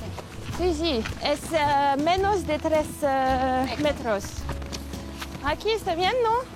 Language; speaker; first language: Spanish; non-native, learner; French